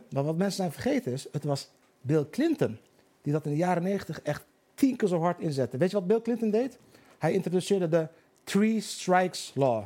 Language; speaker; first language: Dutch; early bilingual, other home language; Turkish